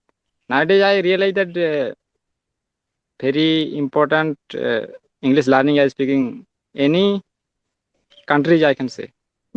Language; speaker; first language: English; non-native, learner; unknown